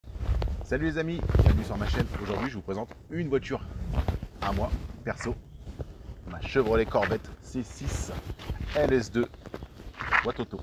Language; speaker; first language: French; native; French